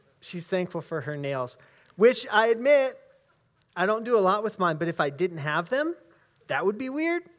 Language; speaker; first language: English; native; English